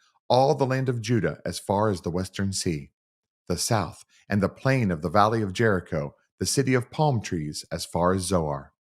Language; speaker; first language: English; native; English